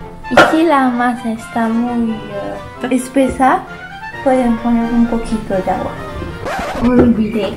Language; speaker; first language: Spanish; early bilingual, heritage; Spanish